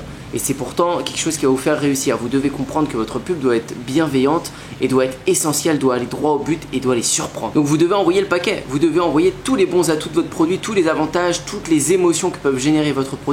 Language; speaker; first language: French; native; French